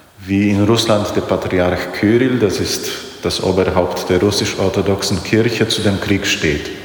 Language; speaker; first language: German; non-native, fluent; Polish